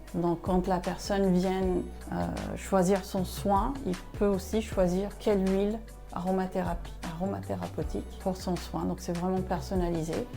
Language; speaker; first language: French; non-native, fluent; Spanish